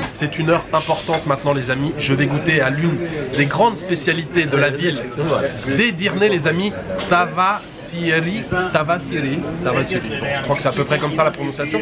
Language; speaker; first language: French; native; French